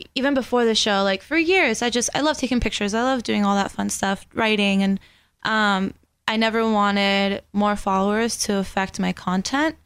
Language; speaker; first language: English; early bilingual, other home language; Spanish